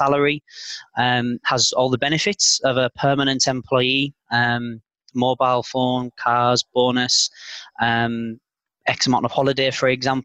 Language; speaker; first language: English; native; English